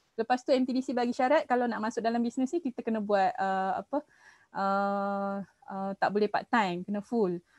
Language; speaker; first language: Malay; native; Malay